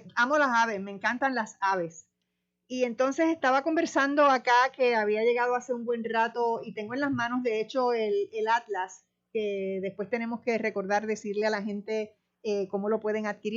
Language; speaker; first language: Spanish; native; Spanish